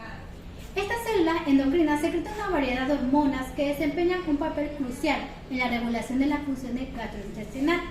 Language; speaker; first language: Spanish; native; Spanish